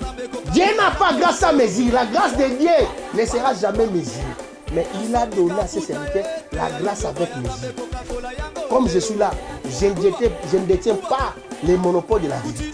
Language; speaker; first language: French; non-native, local second language; Lingala